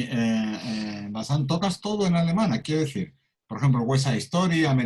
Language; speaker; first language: Spanish; native; Spanish